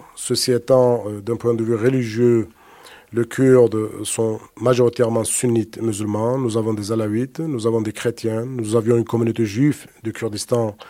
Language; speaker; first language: French; non-native, fluent; Kurdish